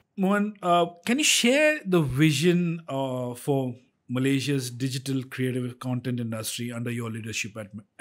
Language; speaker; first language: English; non-native, local second language; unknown